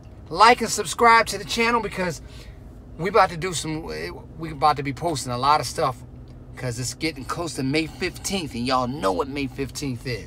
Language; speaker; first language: English; native; English